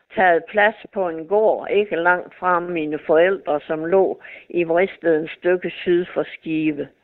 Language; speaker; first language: Danish; native; Danish